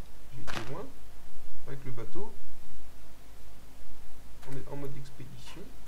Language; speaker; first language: French; native; French